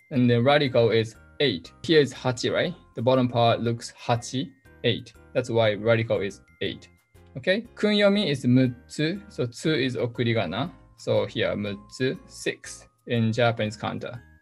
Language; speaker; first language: English; non-native, fluent; Japanese